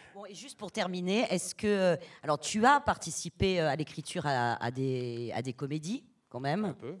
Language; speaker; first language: French; native; French